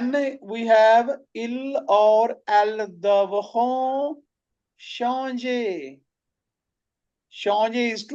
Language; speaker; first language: English; non-native, local second language; Punjabi